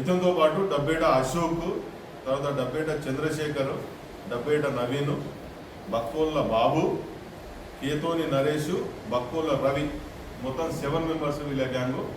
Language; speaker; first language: Telugu; native; Telugu